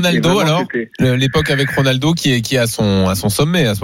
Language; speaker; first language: French; native; French